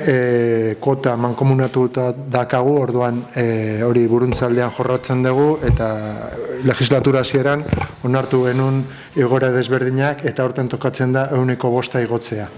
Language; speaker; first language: Basque; non-native, local second language; Spanish